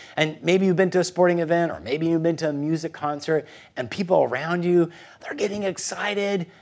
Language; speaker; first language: English; early bilingual, other home language; Spanish